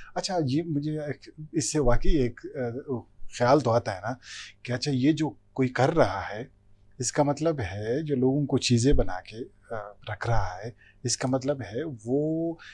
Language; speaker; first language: Urdu; non-native, local second language; Pashto